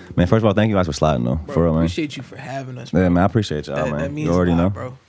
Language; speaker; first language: English; native; English